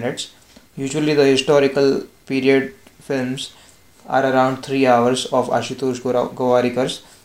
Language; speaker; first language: English; non-native, local second language; Marathi